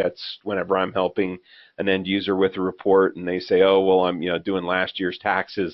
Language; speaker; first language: English; native; English